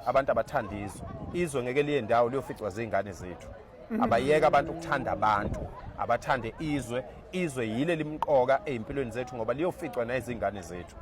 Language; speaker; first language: Zulu; native; Zulu